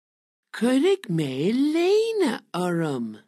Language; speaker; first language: Irish; non-native, learner; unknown